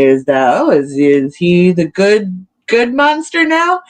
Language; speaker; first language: English; native; English